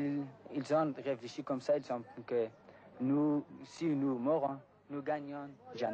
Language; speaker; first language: French; non-native, learner; Persian